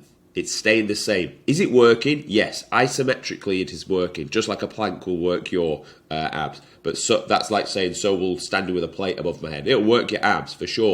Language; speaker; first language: English; native; English